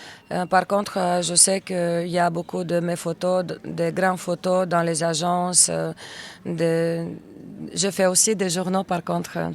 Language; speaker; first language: French; non-native, learner; Russian